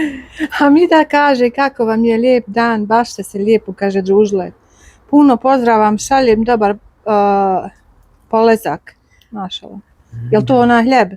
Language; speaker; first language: Bosnian; native; Bosnian